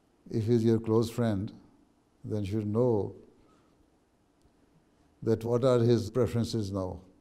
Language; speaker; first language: English; non-native, local second language; Urdu